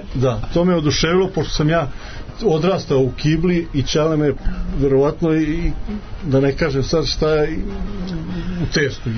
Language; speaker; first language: Serbian; native; Serbian